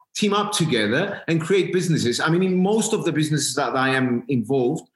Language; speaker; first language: English; non-native, fluent; Greek